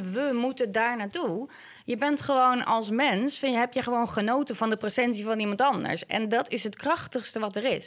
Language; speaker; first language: Dutch; native; Dutch